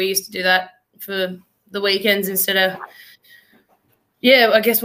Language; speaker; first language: English; native; English